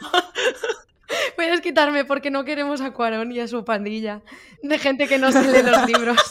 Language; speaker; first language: Spanish; non-native, local second language; Catalan